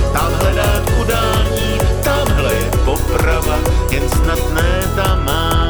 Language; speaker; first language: Czech; native; Czech